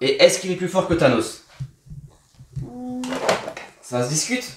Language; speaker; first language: French; native; French